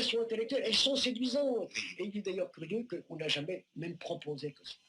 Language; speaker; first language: French; native; French